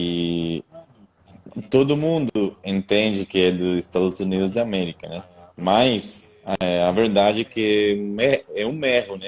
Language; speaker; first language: Portuguese; non-native, fluent; Spanish